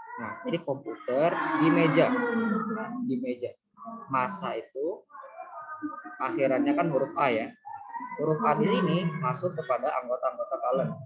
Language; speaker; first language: Indonesian; native; Indonesian